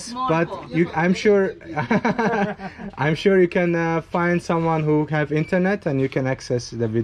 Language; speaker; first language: English; non-native, fluent; Azerbaijani